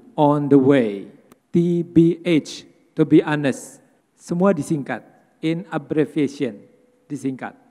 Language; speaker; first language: English; non-native, fluent; Indonesian